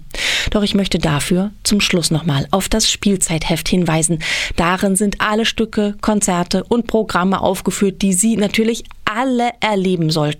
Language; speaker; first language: German; native; German